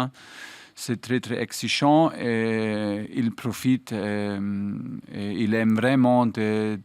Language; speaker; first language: French; non-native, fluent; German